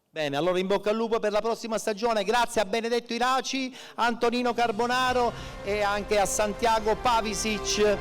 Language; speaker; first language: Italian; native; Italian